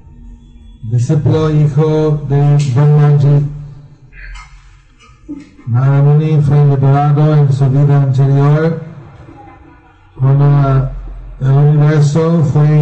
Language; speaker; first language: Spanish; non-native, learner; Bangla